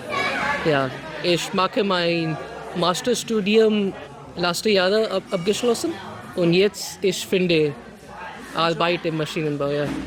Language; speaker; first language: German; non-native, learner; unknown